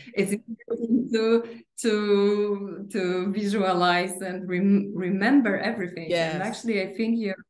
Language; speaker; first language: English; non-native, fluent; Polish